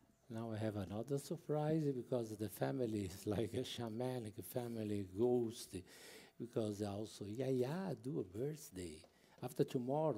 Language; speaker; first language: English; non-native, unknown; Portuguese